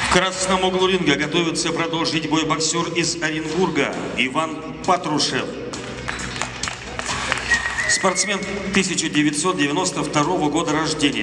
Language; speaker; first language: Russian; native; Russian